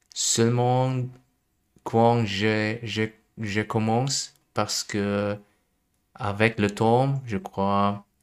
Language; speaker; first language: French; non-native, learner; German